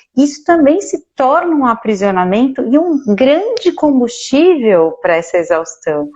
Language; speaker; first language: Portuguese; native; Portuguese